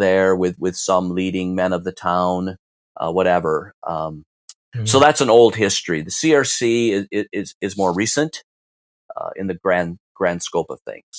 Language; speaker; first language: English; native; English